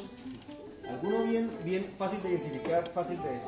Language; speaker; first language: Spanish; native; Spanish